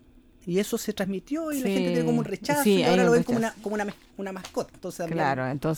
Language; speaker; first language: Spanish; native; Spanish